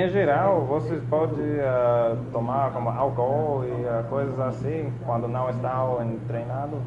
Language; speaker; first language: Portuguese; non-native, fluent; English